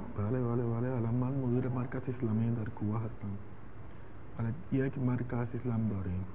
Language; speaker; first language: Persian; non-native, learner; Spanish